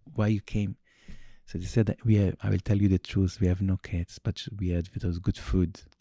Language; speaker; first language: English; non-native, learner; Yiddish